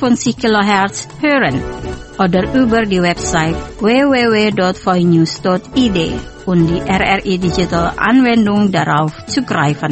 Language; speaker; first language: German; non-native, fluent; Indonesian